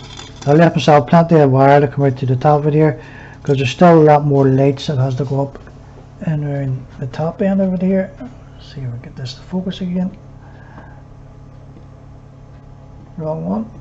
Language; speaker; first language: English; native; English